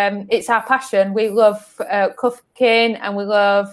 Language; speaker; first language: English; native; English